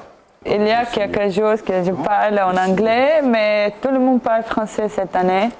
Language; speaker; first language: French; non-native, learner; Serbian